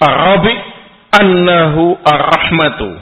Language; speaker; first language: Arabic; non-native, fluent; Indonesian